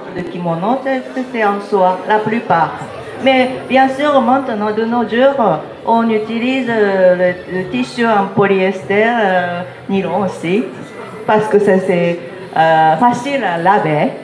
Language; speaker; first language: French; non-native, learner; Japanese